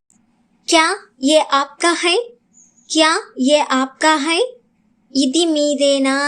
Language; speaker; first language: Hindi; non-native, local second language; Telugu